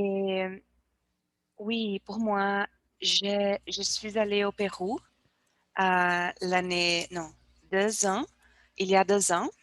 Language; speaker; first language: French; non-native, learner; Portuguese